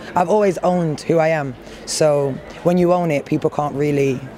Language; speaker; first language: English; native; English